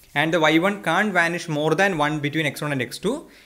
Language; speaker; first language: English; non-native, local second language; Malayalam